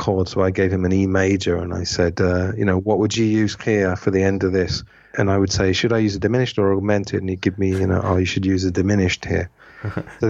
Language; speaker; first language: English; native; English